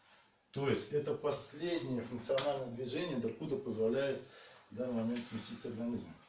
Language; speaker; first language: Russian; native; Russian